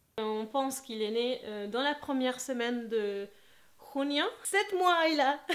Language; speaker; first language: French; non-native, fluent; Spanish